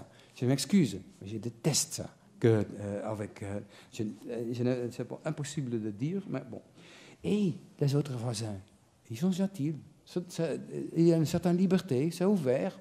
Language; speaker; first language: French; non-native, fluent; Dutch